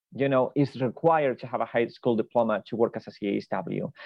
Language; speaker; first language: English; non-native, fluent; Spanish